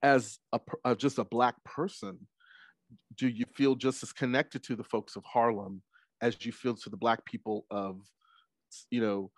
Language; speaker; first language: English; native; English